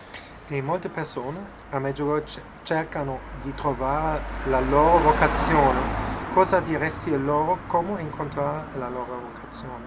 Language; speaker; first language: Italian; non-native, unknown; Spanish